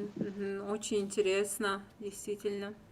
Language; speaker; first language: Russian; native; Russian